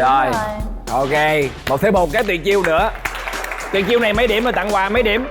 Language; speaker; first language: Vietnamese; native; Vietnamese